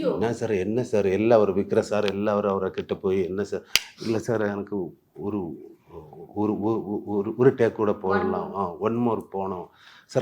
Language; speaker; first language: Tamil; non-native, learner; Malayalam